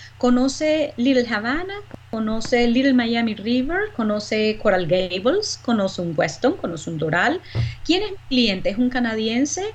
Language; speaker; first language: Spanish; native; Spanish